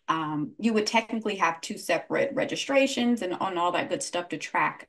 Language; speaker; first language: English; native; English